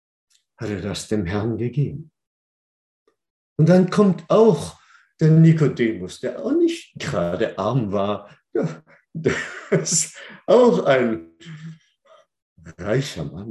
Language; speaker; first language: German; non-native, fluent; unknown